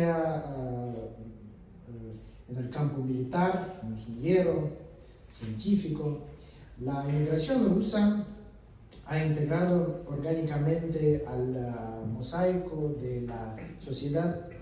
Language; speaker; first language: Spanish; non-native, fluent; Russian